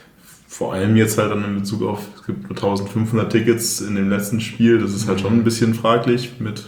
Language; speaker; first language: German; native; German